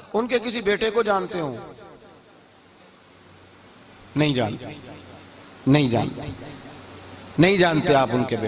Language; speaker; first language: Hindi; non-native, local second language; Punjabi